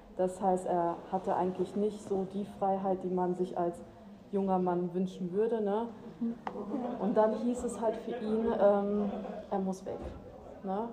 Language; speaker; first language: German; early bilingual, other home language; Albanian